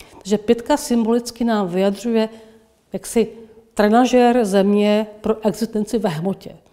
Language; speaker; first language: Czech; native; Czech